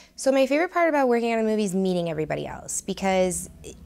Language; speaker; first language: English; native; English